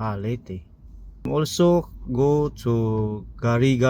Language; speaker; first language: English; non-native, learner; Nepali